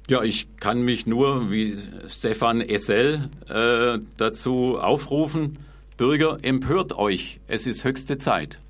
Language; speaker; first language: German; native; German